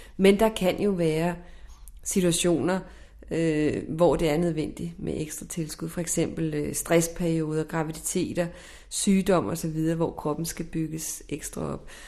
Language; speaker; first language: Danish; native; Danish